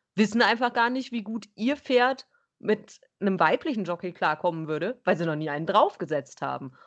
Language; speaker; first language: German; native; German